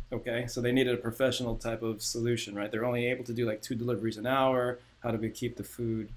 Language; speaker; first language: English; native; English